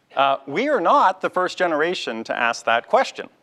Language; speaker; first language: English; native; English